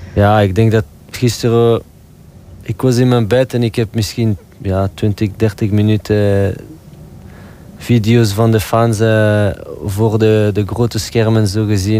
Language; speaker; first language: Dutch; non-native, local second language; French